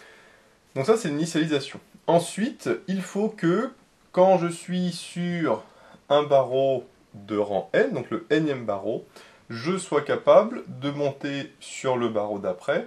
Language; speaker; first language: French; native; French